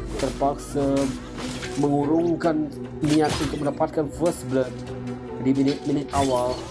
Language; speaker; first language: Malay; non-native, local second language; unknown